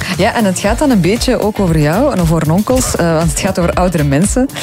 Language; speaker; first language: Dutch; native; Dutch